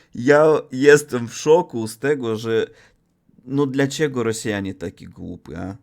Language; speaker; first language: Polish; non-native, learner; Russian